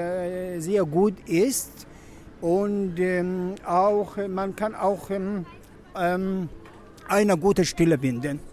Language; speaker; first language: German; non-native, learner; Arabic